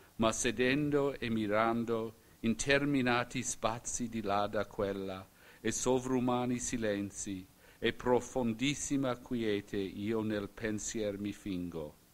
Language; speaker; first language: Italian; non-native, fluent; English